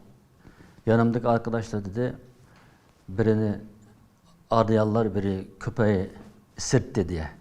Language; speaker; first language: Turkish; non-native, learner; Uyghur